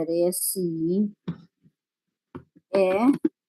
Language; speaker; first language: Portuguese; non-native, fluent; English